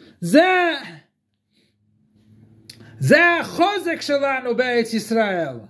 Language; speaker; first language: Hebrew; non-native, fluent; English